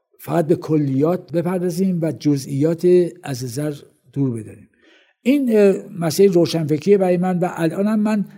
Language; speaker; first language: Persian; native; Persian